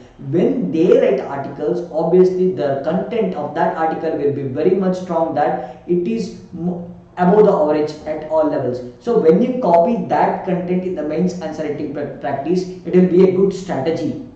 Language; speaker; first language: English; non-native, local second language; Kannada